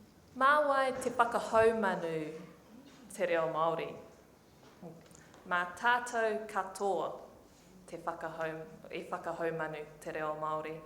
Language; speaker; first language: Māori; non-native, local second language; English